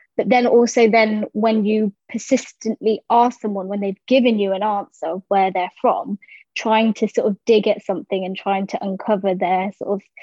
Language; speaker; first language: English; native; English